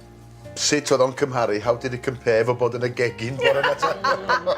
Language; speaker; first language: Welsh; native; Welsh